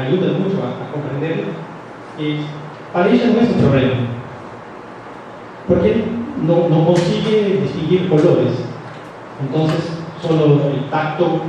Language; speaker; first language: Spanish; non-native, fluent; Portuguese